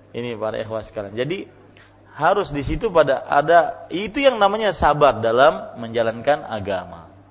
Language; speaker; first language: Indonesian; non-native, local second language; Banjar